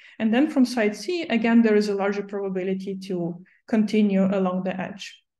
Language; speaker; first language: English; non-native, fluent; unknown